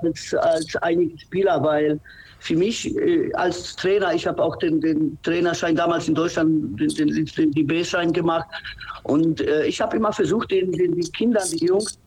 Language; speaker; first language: German; non-native, fluent; Polish